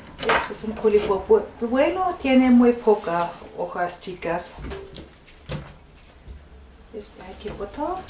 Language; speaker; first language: Spanish; non-native, fluent; Swedish